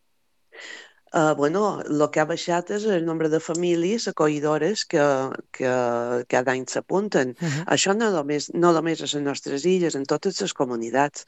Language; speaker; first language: Catalan; native; Catalan